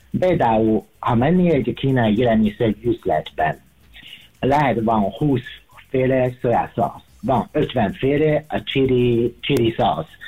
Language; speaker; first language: Hungarian; non-native, learner; Chinese